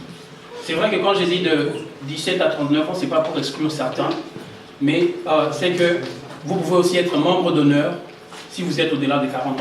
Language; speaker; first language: French; non-native, local second language; Lingala